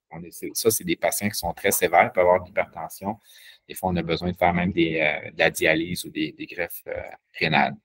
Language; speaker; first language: French; native; French